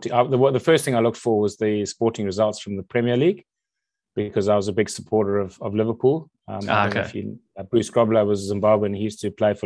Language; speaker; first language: English; native; English